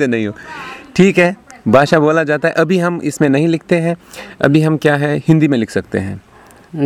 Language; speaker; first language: Hindi; native; Hindi